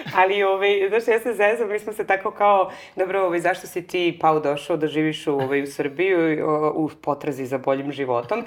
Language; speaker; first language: Serbian; native; Serbian